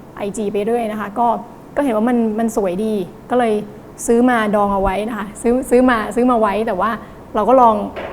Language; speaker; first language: Thai; native; Thai